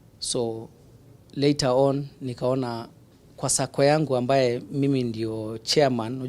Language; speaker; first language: Swahili; non-native, local second language; Somali